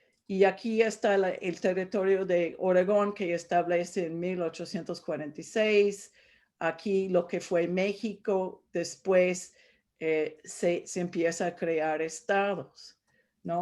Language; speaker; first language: Spanish; non-native, fluent; English